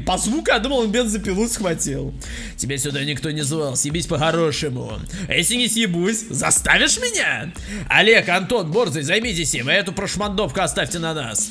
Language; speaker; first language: Russian; native; Russian